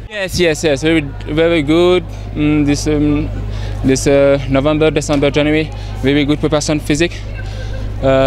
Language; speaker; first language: English; non-native, learner; French